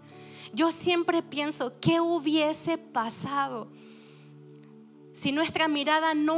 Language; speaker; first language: Spanish; native; Spanish